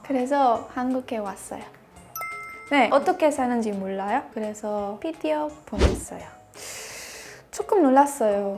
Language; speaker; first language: Korean; non-native, learner; Spanish